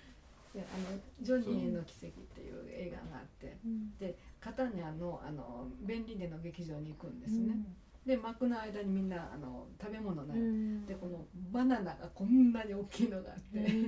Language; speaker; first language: Japanese; native; Japanese